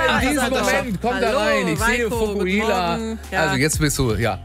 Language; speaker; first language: German; native; German